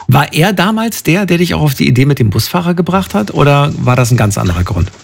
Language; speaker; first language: German; native; German